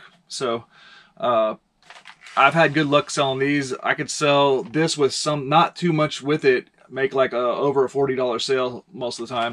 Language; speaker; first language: English; native; English